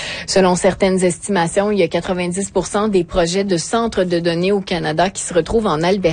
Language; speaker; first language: French; native; French